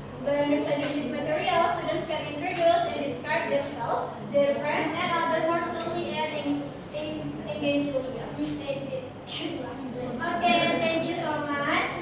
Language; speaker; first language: English; non-native, learner; Indonesian